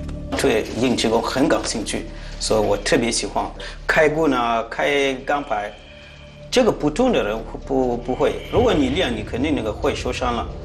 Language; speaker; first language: Chinese; non-native, fluent; French